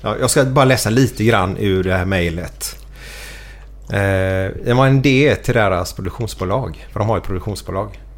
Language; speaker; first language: Swedish; native; Swedish